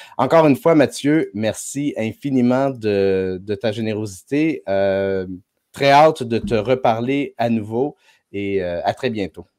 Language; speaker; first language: French; native; French